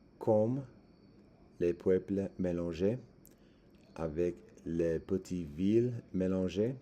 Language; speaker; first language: French; non-native, learner; English